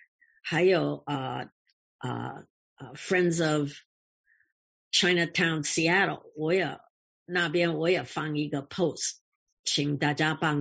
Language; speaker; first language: Chinese; early bilingual, heritage; English